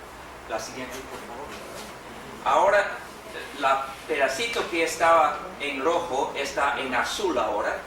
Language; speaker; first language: Spanish; non-native, fluent; English